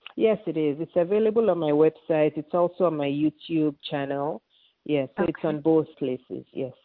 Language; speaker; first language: English; non-native, local second language; Yoruba